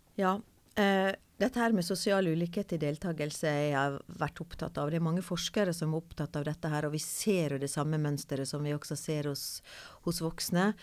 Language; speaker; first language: Norwegian; native; Norwegian